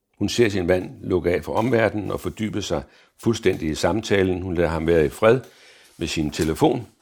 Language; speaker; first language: Danish; native; Danish